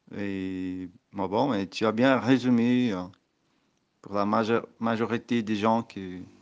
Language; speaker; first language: French; non-native, learner; Portuguese